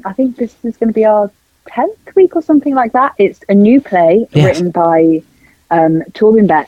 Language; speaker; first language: English; native; English